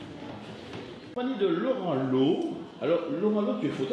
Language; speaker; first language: French; native; French